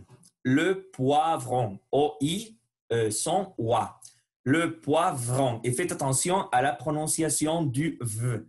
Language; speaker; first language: French; non-native, learner; Spanish